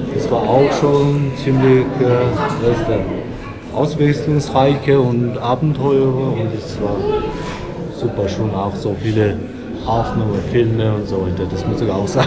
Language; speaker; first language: German; non-native, fluent; Mongolian